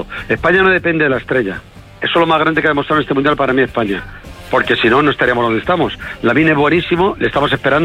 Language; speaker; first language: Spanish; native; Spanish